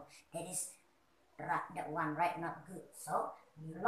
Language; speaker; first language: English; non-native, learner; Indonesian